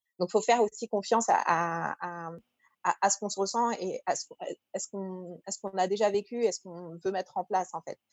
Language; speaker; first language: French; early bilingual, other home language; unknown